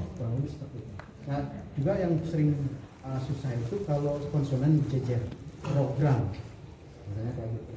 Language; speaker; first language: Indonesian; non-native, local second language; Sundanese